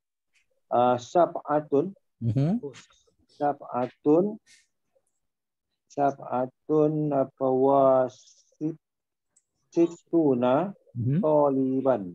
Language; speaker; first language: Arabic; non-native, learner; Malay